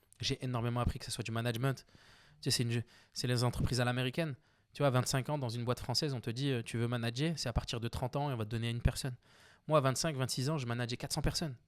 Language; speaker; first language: French; early bilingual, other home language; Arabic